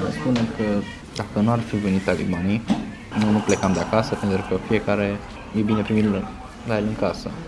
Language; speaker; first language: Romanian; non-native, fluent; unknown